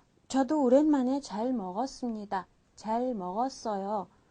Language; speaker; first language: Korean; non-native, fluent; Mongolian